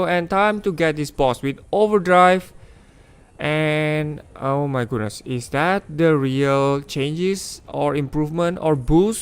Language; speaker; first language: English; non-native, fluent; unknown